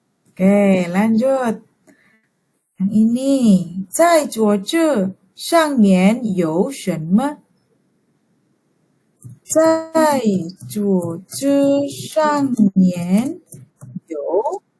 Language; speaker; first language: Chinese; non-native, fluent; Indonesian